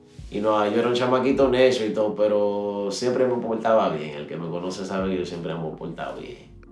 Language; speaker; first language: Spanish; early bilingual, heritage; Spanish